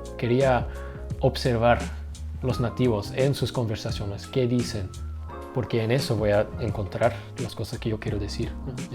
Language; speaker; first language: Spanish; non-native, fluent; Dutch